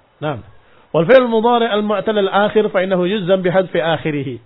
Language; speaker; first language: Arabic; non-native, fluent; Indonesian